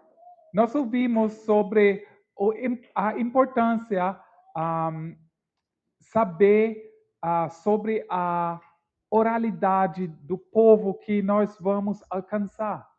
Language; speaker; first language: Portuguese; non-native, learner; English